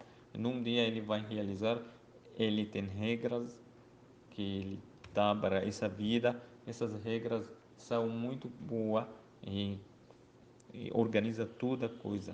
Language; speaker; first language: Portuguese; non-native, learner; Arabic